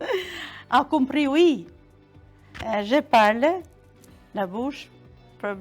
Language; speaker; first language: French; non-native, learner; Albanian